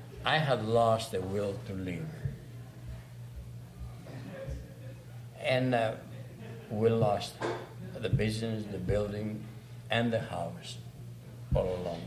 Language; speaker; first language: English; non-native, fluent; Greek